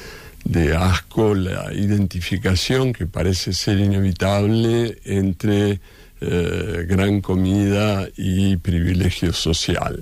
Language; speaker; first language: Spanish; native; Spanish